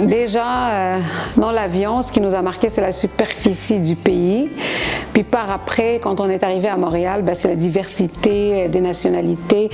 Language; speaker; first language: French; non-native, local second language; Arabic